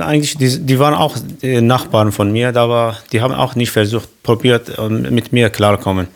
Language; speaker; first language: German; non-native, learner; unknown